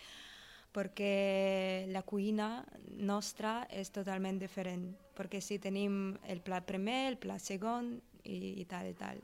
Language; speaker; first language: Catalan; non-native, learner; Russian